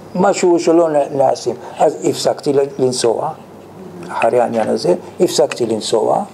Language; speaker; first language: Hebrew; non-native, fluent; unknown